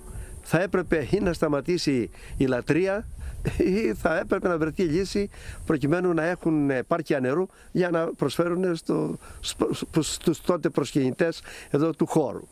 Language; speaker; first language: Greek; native; Greek